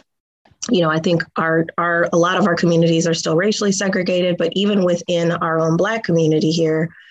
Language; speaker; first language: English; native; English